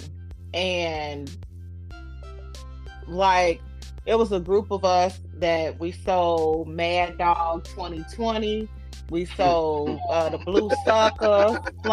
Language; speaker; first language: English; native; English